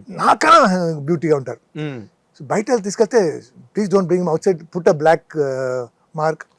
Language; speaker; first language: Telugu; non-native, fluent; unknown